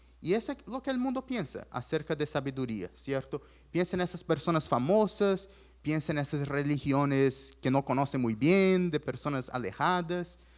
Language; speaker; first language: Spanish; early bilingual, other home language; Portuguese